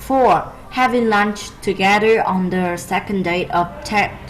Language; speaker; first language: English; non-native, learner; Vietnamese